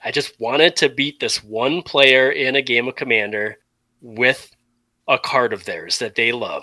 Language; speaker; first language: English; native; English